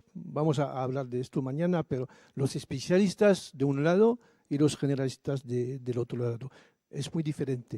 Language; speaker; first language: Spanish; non-native, fluent; French